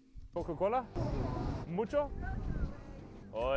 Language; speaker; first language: Spanish; non-native, learner; English